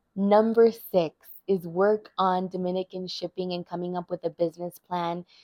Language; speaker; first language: English; early bilingual, other home language; Spanish